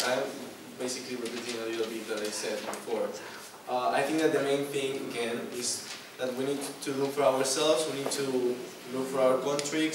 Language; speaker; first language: English; non-native, learner; Spanish